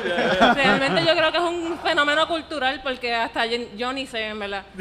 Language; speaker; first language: Spanish; native; Spanish